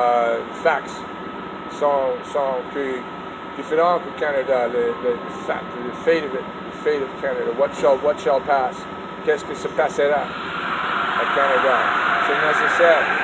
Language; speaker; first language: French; non-native, learner; English